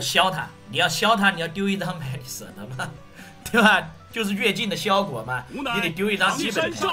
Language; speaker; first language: Chinese; native; Chinese